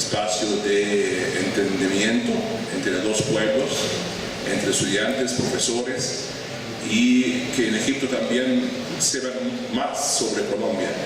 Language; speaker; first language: Spanish; non-native, fluent; Arabic